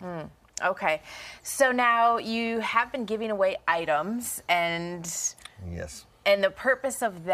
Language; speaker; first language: English; native; English